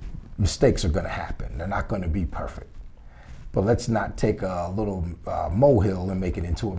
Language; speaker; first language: English; native; English